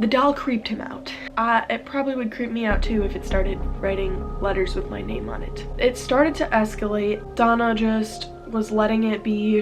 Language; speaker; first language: English; native; English